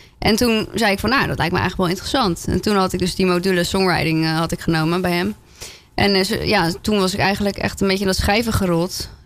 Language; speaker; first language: Dutch; early bilingual, other home language; French